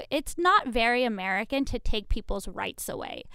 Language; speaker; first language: English; native; English